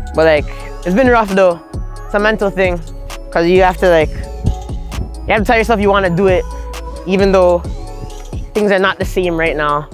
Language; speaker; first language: English; native; English